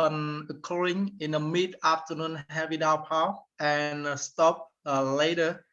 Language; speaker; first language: English; non-native, learner; Vietnamese